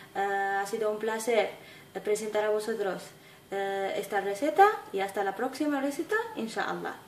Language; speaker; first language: Spanish; non-native, fluent; Arabic